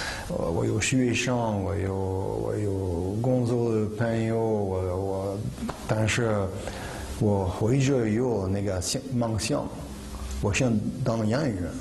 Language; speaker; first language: Chinese; non-native, learner; French